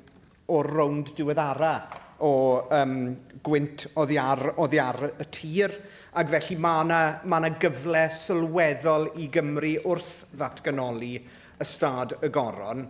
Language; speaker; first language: Welsh; native; Welsh